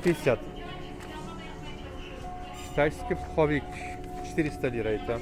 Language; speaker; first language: Russian; non-native, learner; Turkish